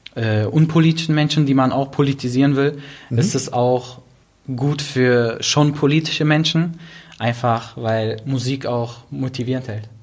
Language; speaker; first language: German; native; German